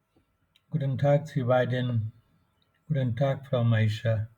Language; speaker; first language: German; non-native, fluent; Bangla